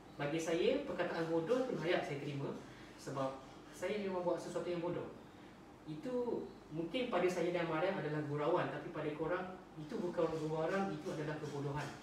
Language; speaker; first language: Malay; native; Malay